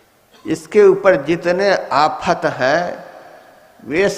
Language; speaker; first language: Hindi; native; Hindi